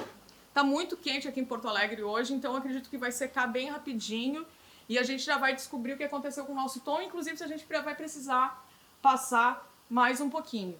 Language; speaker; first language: Portuguese; native; Portuguese